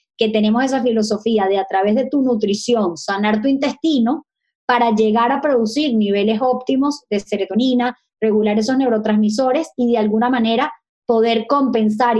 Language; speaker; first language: Spanish; native; Spanish